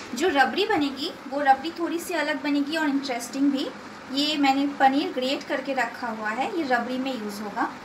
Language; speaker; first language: Hindi; non-native, local second language; Bangla